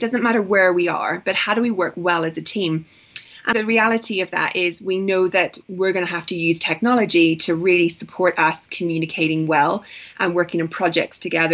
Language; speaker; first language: English; native; English